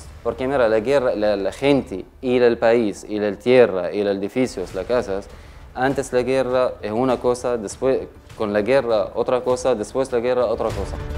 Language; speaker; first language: Spanish; non-native, learner; Arabic